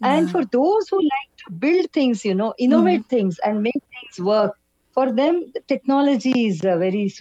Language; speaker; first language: English; non-native, local second language; Kannada